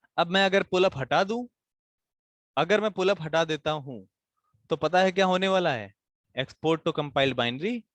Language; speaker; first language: Hindi; native; Hindi